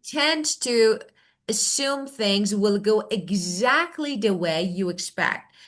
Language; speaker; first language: English; non-native, fluent; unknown